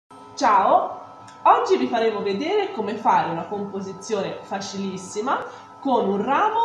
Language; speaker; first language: Italian; native; Italian